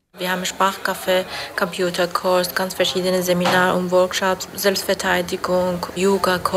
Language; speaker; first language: German; non-native, fluent; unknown